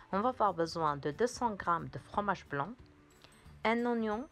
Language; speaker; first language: French; non-native, local second language; Arabic